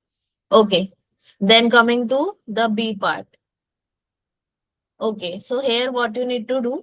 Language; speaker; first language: English; non-native, local second language; Hindi